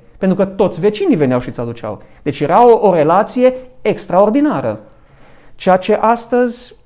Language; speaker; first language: Romanian; non-native, local second language; Hungarian